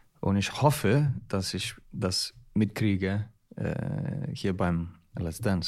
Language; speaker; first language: German; non-native, learner; Icelandic